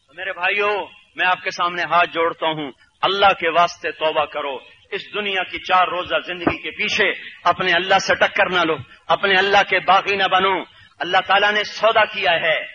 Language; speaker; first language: Urdu; native; Urdu